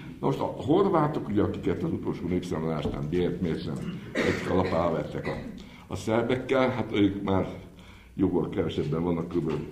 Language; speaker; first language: Hungarian; native; Hungarian